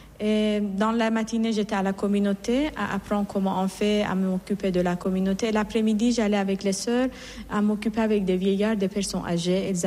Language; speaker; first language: French; non-native, fluent; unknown